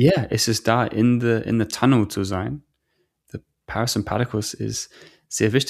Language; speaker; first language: German; non-native, fluent; English